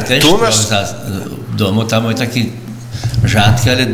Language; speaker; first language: Polish; early bilingual, heritage; Polish